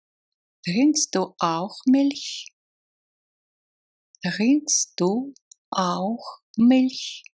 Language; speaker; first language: German; non-native, fluent; Russian